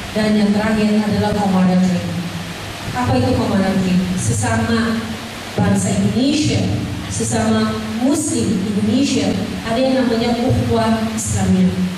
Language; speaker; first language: Indonesian; non-native, fluent; English